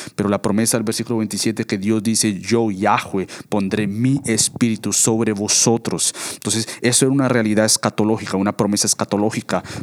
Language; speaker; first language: Spanish; native; Spanish